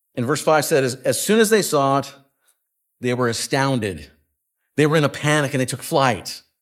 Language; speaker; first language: English; native; English